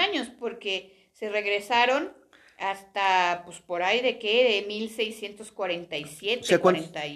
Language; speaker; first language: Spanish; native; Spanish